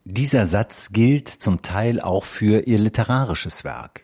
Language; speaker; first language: German; native; German